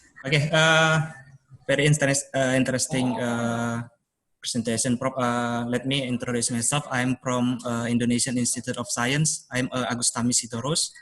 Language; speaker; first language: English; non-native, learner; Indonesian